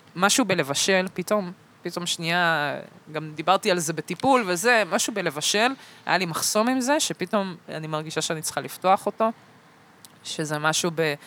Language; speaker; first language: Hebrew; early bilingual, other home language; Russian